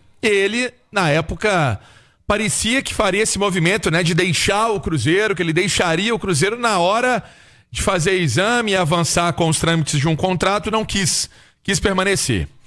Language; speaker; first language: Portuguese; native; Portuguese